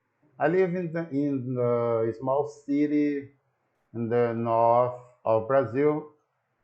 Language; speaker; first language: English; non-native, learner; Portuguese